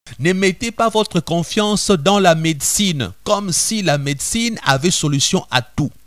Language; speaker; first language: French; non-native, local second language; Lingala